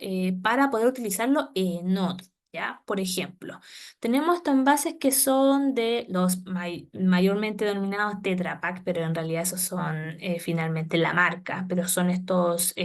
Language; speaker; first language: Spanish; native; Spanish